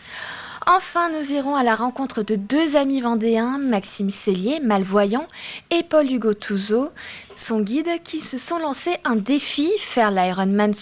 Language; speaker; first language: French; native; French